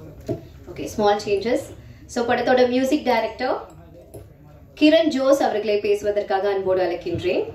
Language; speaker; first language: Tamil; native; Tamil